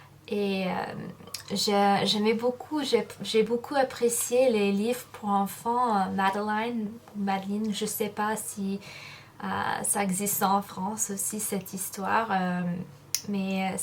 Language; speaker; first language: French; non-native, fluent; English